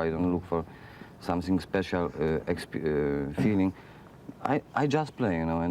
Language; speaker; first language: English; non-native, fluent; Polish